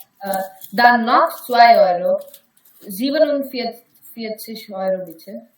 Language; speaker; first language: German; non-native, learner; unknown